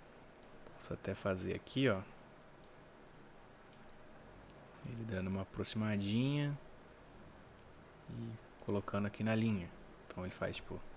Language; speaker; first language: Portuguese; native; Portuguese